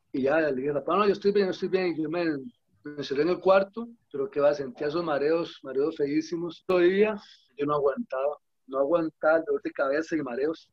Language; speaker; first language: Spanish; native; Spanish